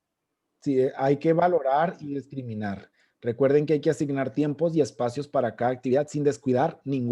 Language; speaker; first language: Spanish; native; Spanish